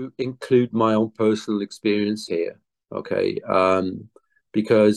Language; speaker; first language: English; native; English